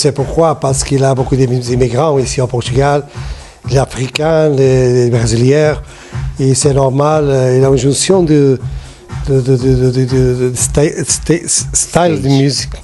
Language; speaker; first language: French; non-native, learner; Portuguese